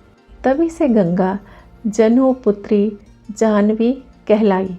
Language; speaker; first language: Hindi; native; Hindi